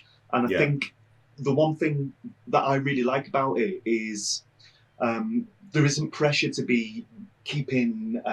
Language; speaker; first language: English; native; English